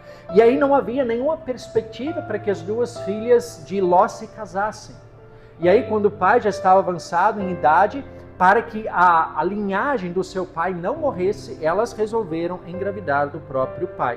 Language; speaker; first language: Portuguese; native; Portuguese